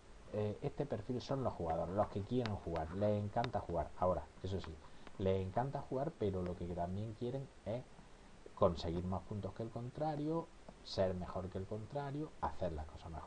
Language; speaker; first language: Spanish; native; Spanish